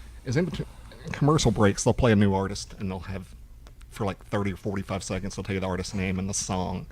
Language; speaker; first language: English; native; English